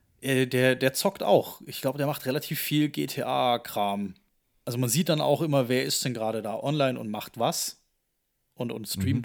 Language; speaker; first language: German; native; German